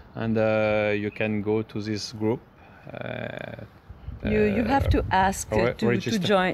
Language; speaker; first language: English; non-native, local second language; French